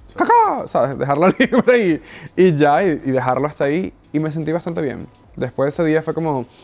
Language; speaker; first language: Spanish; native; Spanish